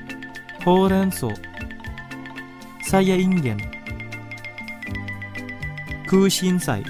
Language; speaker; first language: Japanese; non-native, fluent; Indonesian